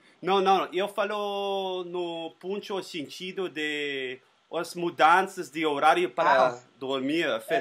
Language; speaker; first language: Portuguese; non-native, learner; Spanish